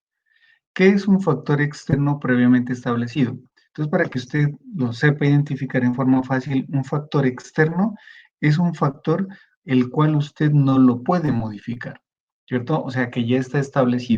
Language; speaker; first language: Spanish; native; Spanish